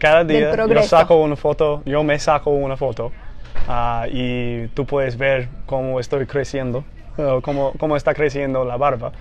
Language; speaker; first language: Spanish; non-native, fluent; English